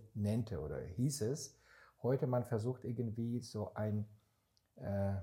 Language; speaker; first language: German; non-native, fluent; Hebrew